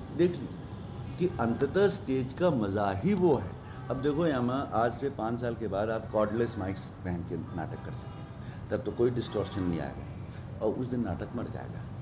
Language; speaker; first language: Hindi; native; Hindi